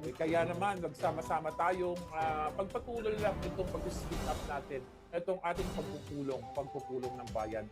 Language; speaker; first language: Filipino; native; Filipino